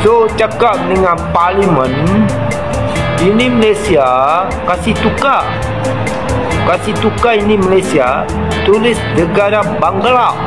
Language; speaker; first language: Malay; non-native, local second language; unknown